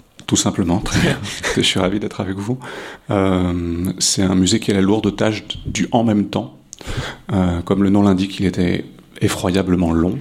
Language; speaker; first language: French; native; French